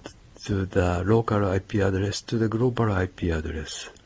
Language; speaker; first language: English; non-native, learner; Japanese